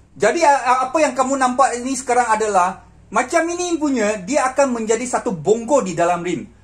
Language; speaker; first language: Malay; native; Malay